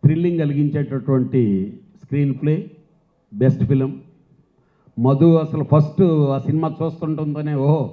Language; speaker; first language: Telugu; native; Telugu